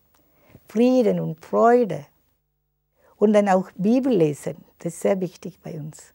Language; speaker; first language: German; non-native, fluent; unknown